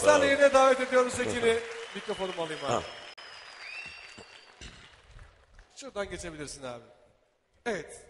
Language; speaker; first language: Turkish; native; Turkish